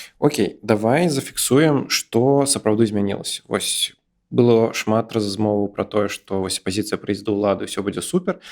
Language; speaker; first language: Belarusian; non-native, local second language; Russian